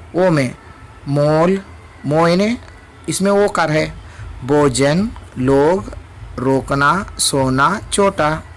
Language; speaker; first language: Hindi; non-native, local second language; Kannada